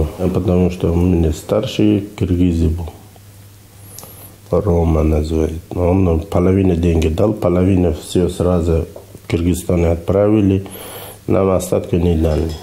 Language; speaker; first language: Russian; non-native, learner; Uzbek